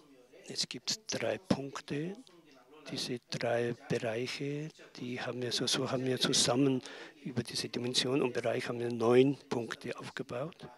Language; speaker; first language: German; non-native, learner; Tibetan